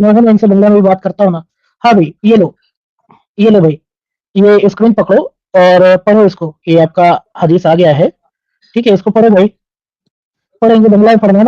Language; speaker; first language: Hindi; native; Hindi